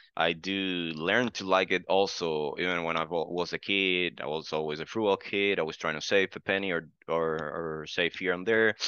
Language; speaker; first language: English; non-native, fluent; Spanish